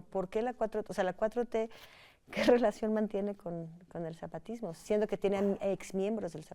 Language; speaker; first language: Spanish; native; Spanish